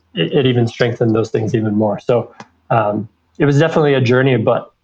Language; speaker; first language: English; native; English